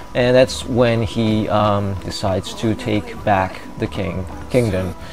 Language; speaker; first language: English; non-native, fluent; Japanese